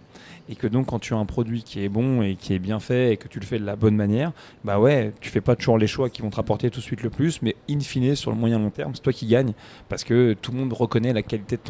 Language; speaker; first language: French; native; French